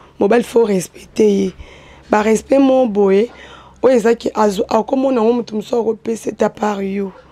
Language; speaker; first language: Lingala; native; Lingala